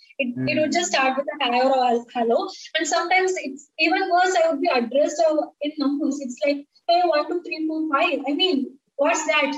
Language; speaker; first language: English; non-native, local second language; Tamil